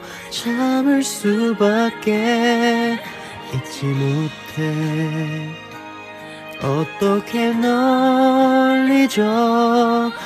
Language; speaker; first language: Korean; early bilingual, heritage; Korean